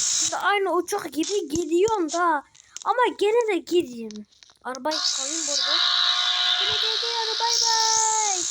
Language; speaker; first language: Turkish; early bilingual, heritage; Turkish